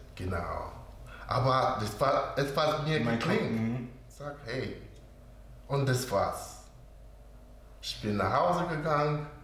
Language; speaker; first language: German; non-native, learner; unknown